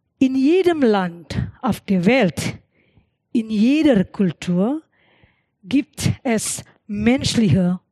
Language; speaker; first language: German; non-native, learner; Indonesian